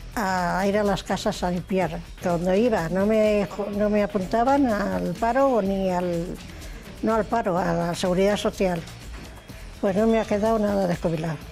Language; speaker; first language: Spanish; native; Spanish